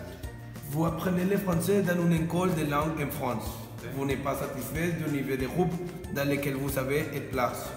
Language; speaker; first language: French; non-native, learner; Spanish